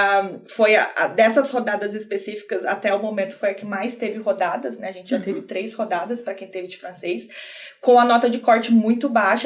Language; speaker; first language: Portuguese; native; Portuguese